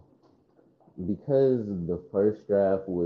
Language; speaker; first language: English; native; English